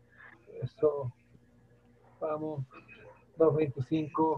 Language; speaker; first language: Spanish; native; Spanish